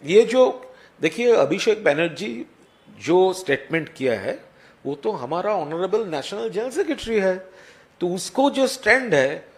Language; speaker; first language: Hindi; non-native, local second language; Bangla